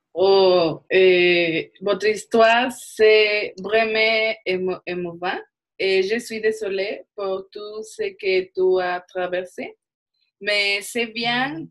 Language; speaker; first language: French; non-native, learner; Korean